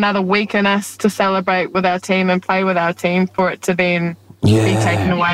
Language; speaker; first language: English; native; English